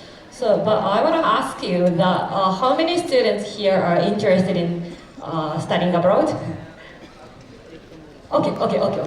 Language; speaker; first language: English; non-native, fluent; Japanese